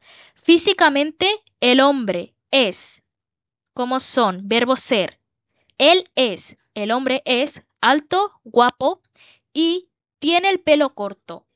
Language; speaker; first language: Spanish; non-native, fluent; Bangla